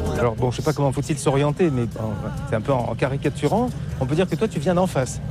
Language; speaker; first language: French; native; French